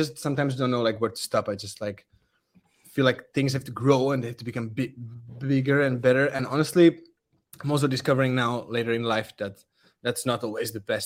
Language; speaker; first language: English; non-native, fluent; Czech